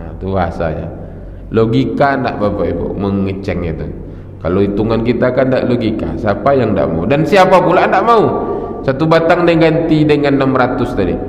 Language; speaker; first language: Malay; native; Malay